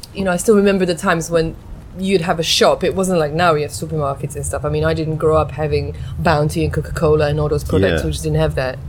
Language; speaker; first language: English; non-native, fluent; Slovak